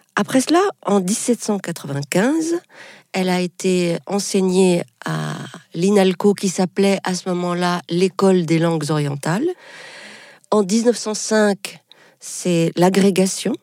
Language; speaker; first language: French; non-native, local second language; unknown